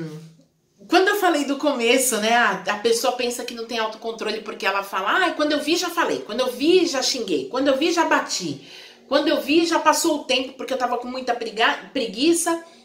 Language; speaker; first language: Portuguese; native; Portuguese